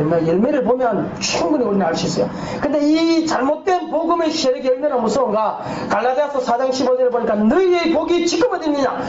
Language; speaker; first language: Korean; native; Korean